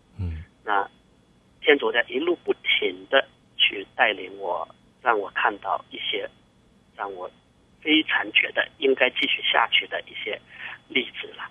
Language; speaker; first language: Chinese; native; Chinese